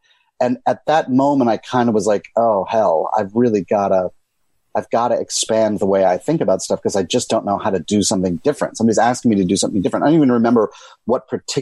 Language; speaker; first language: English; native; English